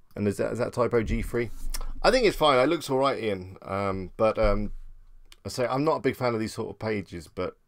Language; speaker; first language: English; native; English